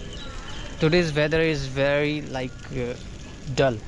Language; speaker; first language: English; non-native, learner; Hindi